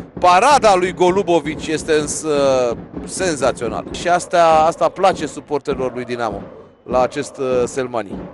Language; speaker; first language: Romanian; native; Romanian